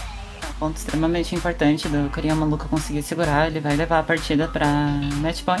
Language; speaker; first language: Portuguese; native; Portuguese